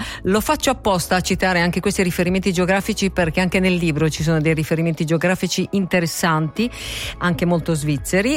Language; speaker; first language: Italian; native; Italian